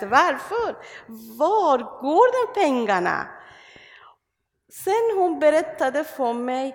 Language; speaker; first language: Swedish; non-native, learner; Persian